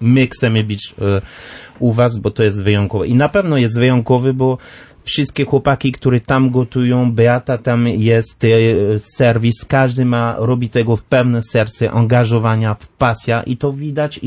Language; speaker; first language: Polish; non-native, learner; French